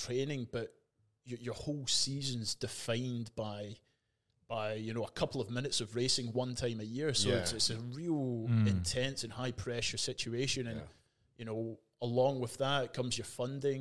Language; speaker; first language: English; native; English